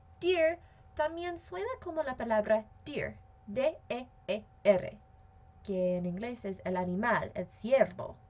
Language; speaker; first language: Spanish; non-native, fluent; English